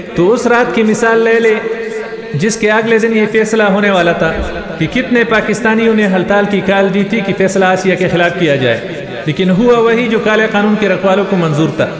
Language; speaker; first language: Urdu; non-native, local second language; Pashto